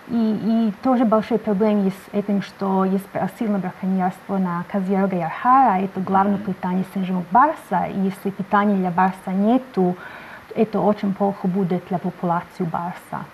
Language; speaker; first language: Russian; non-native, learner; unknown